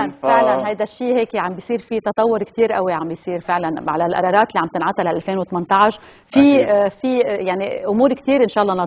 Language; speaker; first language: Arabic; native; Arabic